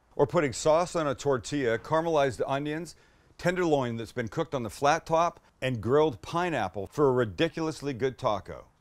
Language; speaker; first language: English; native; English